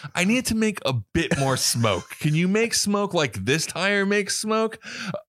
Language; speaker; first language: English; native; English